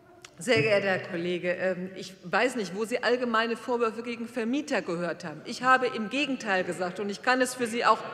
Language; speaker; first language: German; native; German